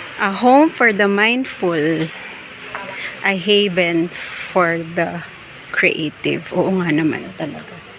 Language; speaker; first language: Filipino; non-native, local second language; Iloko